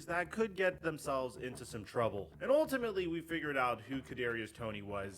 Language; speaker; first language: English; native; English